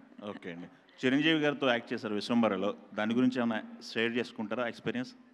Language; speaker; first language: Telugu; native; Telugu